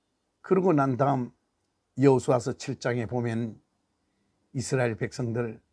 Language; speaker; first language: Korean; native; Korean